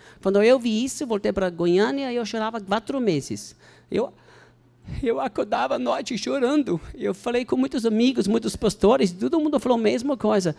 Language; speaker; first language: Portuguese; non-native, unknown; German